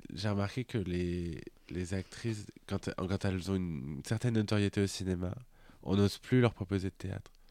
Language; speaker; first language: French; native; French